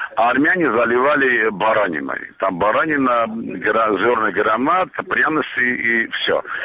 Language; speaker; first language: Russian; non-native, local second language; Armenian